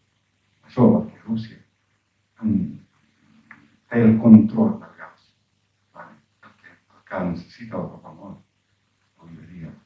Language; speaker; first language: Catalan; non-native, fluent; Arabic